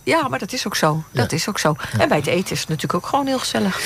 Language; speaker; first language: Dutch; native; Dutch